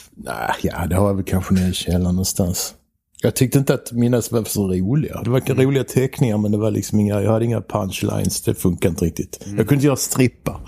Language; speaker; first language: Swedish; native; Swedish